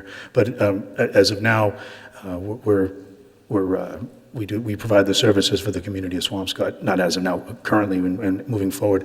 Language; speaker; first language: English; native; English